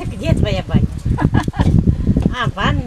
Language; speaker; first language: Russian; non-native, local second language; Yakut